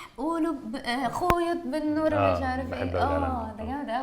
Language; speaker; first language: Arabic; native; Arabic